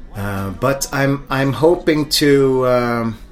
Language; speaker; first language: English; non-native, fluent; Swedish